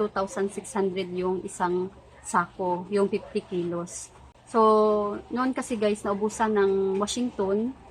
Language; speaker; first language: Filipino; non-native, local second language; Cebuano